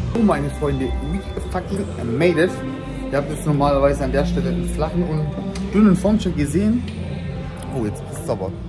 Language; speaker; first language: German; native; German